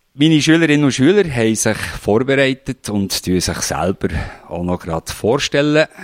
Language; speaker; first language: German; native; German